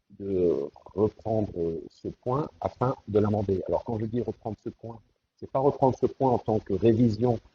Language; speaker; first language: French; native; French